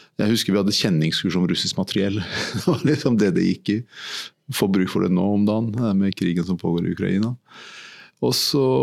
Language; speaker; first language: Norwegian; early bilingual, other home language; Persian